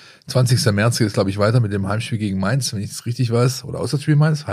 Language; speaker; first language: German; native; German